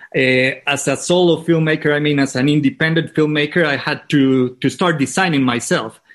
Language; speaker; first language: English; non-native, fluent; Spanish